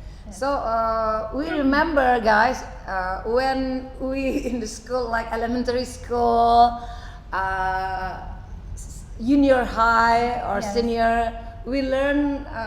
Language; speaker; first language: English; non-native, fluent; Indonesian